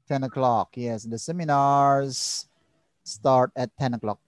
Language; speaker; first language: English; non-native, learner; Indonesian